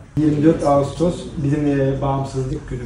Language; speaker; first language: Turkish; non-native, fluent; Ukrainian